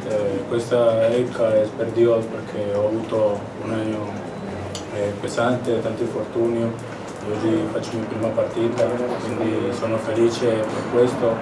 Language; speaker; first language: Italian; non-native, learner; Spanish